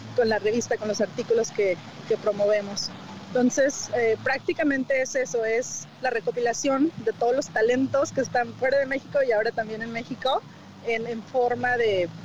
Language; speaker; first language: Spanish; native; Spanish